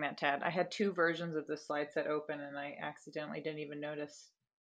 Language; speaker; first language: English; native; English